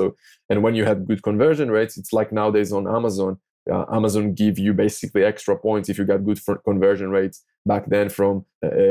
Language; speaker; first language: English; non-native, fluent; Hebrew